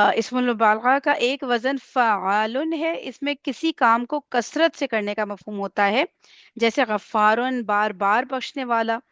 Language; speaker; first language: Urdu; native; Urdu